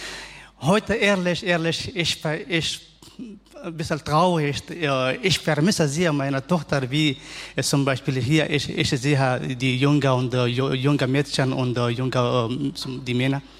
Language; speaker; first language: German; non-native, learner; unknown